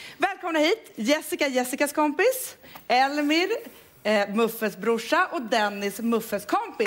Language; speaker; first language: Swedish; native; Swedish